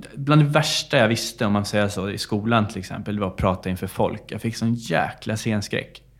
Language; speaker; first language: Swedish; native; Swedish